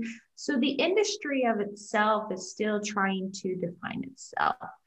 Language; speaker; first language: English; native; English